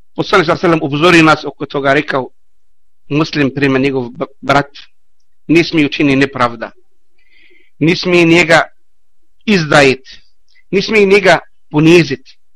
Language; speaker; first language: Bosnian; non-native, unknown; Arabic